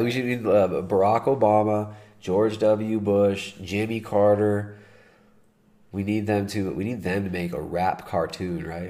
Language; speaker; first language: English; native; English